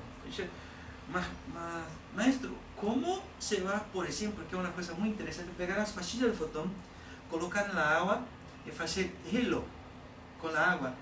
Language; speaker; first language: Spanish; non-native, learner; Portuguese